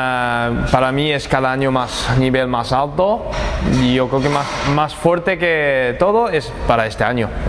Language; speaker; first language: Spanish; non-native, learner; Japanese